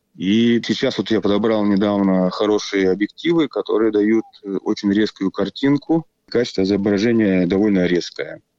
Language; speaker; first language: Russian; native; Russian